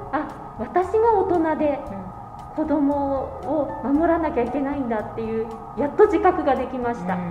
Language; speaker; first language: Japanese; native; Japanese